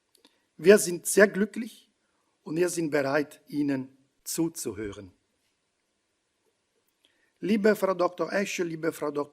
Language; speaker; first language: German; non-native, fluent; Italian